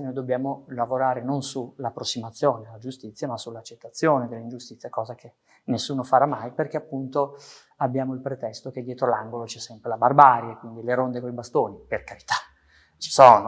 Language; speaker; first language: Italian; early bilingual, other home language; Persian